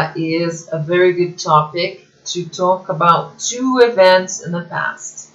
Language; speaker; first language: English; non-native, fluent; Portuguese